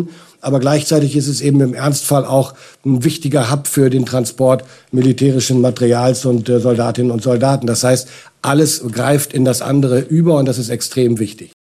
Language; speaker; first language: German; native; German